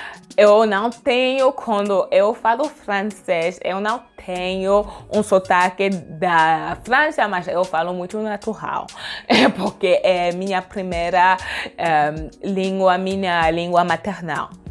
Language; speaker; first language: Portuguese; non-native, learner; French